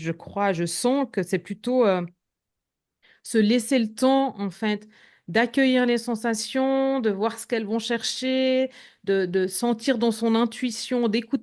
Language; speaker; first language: French; native; French